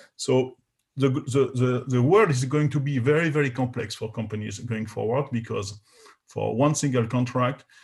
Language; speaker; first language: English; non-native, fluent; French